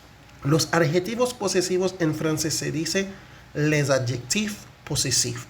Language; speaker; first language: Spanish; non-native, fluent; Haitian Creole